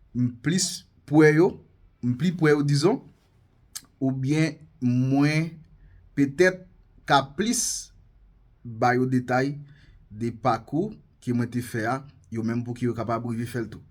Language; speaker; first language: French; non-native, local second language; Haitian Creole